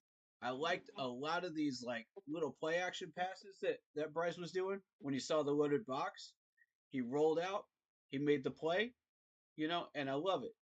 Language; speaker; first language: English; native; English